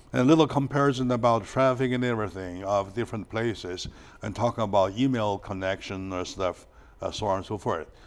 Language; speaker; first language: English; non-native, fluent; Chinese